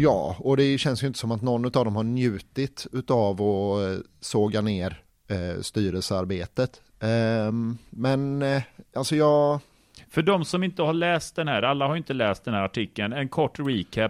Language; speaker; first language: Swedish; native; Swedish